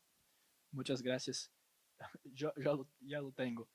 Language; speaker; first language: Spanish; non-native, fluent; Portuguese